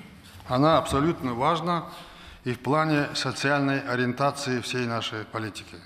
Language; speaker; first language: Russian; non-native, local second language; Kazakh